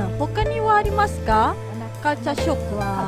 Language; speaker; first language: Japanese; non-native, fluent; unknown